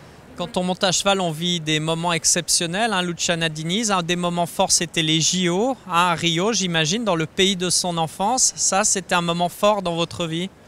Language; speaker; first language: French; native; French